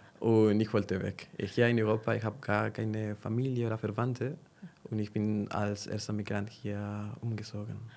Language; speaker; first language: German; non-native, fluent; Spanish